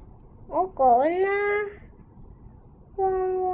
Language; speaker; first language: Chinese; non-native, local second language; Cantonese